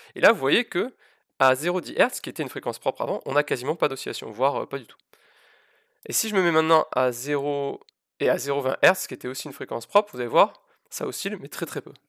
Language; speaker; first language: French; native; French